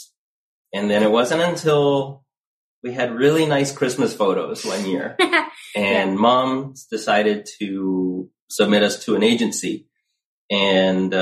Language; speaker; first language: English; native; English